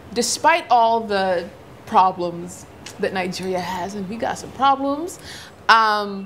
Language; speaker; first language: English; native; English